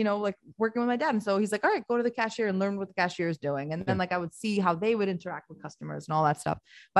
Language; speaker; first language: English; early bilingual, other home language; Albanian